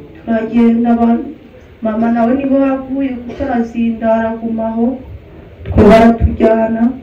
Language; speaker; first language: Kinyarwanda; early bilingual, heritage; Kinyarwanda